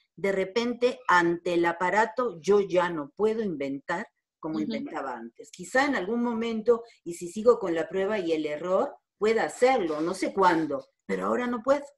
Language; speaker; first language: Spanish; native; Spanish